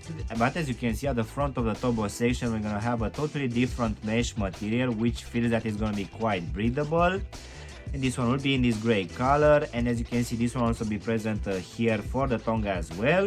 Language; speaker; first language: English; non-native, fluent; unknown